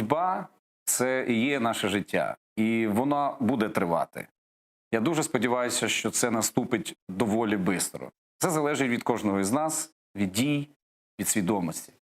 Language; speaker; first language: Ukrainian; native; Ukrainian